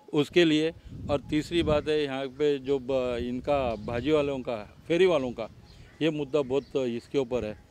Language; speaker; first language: Hindi; non-native, local second language; Marathi